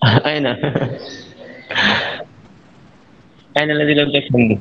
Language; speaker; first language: Arabic; non-native, fluent; Indonesian